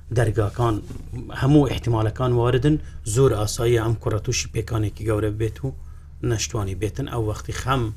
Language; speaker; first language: Central Kurdish; non-native, local second language; Kurdish